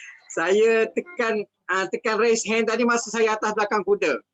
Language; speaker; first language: Malay; native; Malay